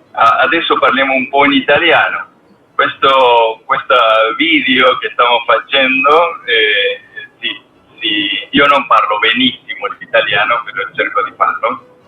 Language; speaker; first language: Italian; non-native, learner; Spanish